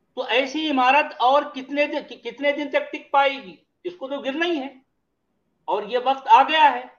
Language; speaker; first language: Hindi; native; Hindi